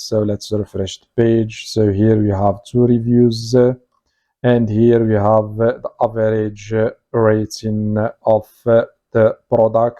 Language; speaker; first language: English; non-native, fluent; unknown